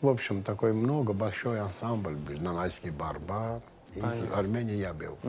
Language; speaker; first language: Russian; non-native, local second language; Armenian